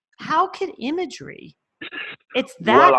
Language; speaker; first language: English; native; English